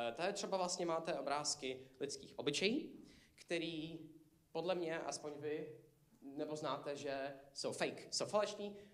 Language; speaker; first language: Czech; non-native, fluent; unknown